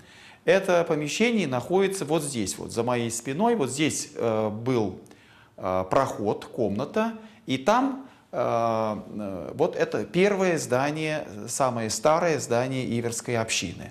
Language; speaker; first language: Russian; native; Russian